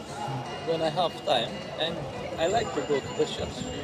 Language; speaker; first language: English; non-native, learner; Romanian